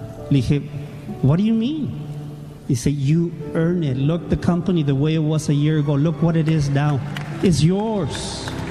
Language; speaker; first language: English; non-native, fluent; Spanish